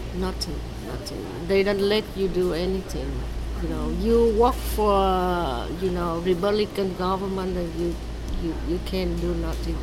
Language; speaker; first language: English; non-native, learner; Vietnamese